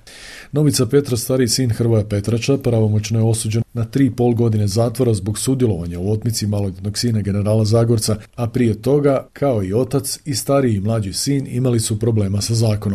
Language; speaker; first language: Croatian; native; Croatian